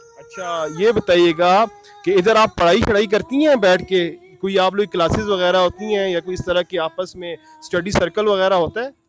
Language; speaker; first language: Urdu; native; Urdu